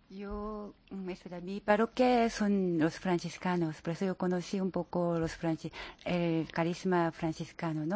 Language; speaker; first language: Spanish; non-native, learner; Korean